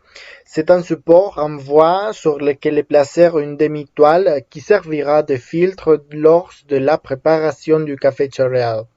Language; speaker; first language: French; non-native, fluent; Spanish